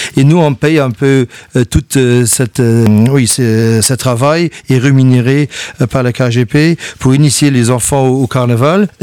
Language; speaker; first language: French; non-native, local second language; Luxembourgish